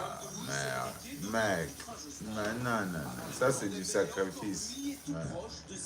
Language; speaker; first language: French; non-native, learner; Portuguese